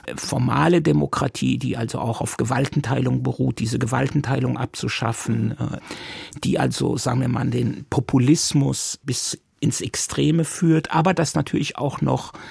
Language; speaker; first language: German; non-native, local second language; Yiddish